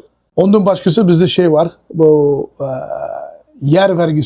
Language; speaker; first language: Turkish; non-native, learner; Uyghur